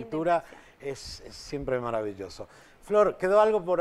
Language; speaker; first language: Spanish; native; Spanish